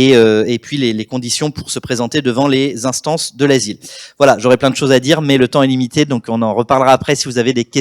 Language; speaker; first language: French; native; French